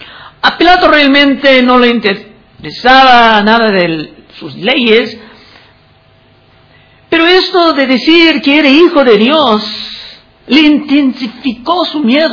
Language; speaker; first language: Spanish; non-native, fluent; English